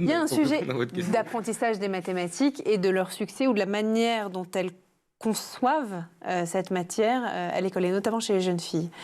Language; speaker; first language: French; native; French